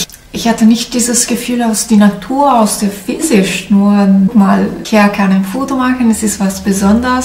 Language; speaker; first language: German; non-native, learner; Italian